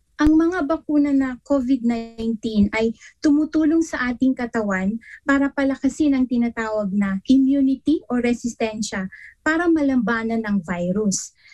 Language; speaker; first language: Filipino; non-native, local second language; Iloko